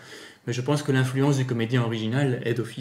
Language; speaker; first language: French; native; French